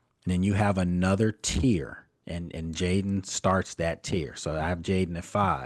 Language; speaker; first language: English; native; English